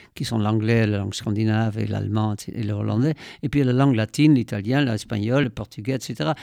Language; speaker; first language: French; non-native, fluent; Dutch